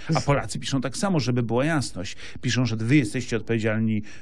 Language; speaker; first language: Polish; native; Polish